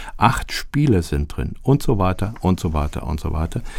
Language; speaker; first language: German; native; German